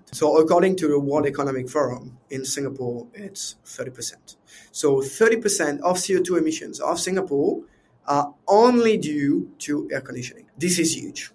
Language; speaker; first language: English; non-native, fluent; French